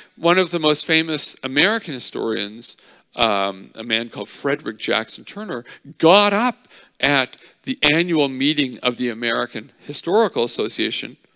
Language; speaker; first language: English; native; English